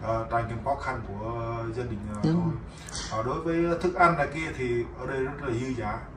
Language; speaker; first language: Vietnamese; non-native, local second language; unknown